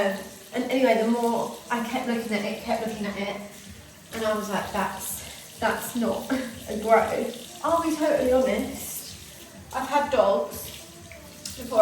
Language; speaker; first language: English; native; English